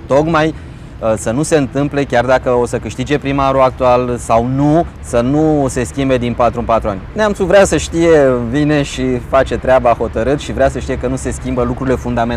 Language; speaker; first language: Romanian; native; Romanian